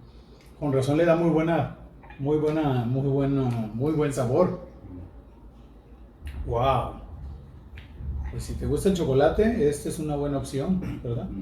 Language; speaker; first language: Spanish; native; Spanish